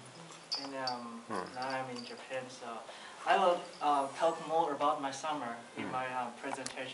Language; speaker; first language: English; non-native, fluent; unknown